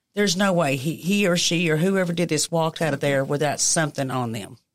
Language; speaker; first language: English; native; English